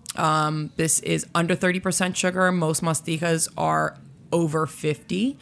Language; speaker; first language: English; native; English